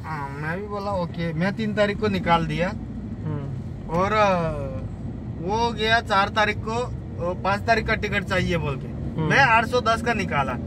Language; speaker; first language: Hindi; non-native, learner; Nepali